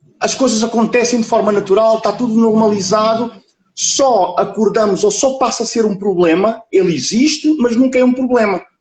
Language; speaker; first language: Portuguese; early bilingual, other home language; Kabuverdianu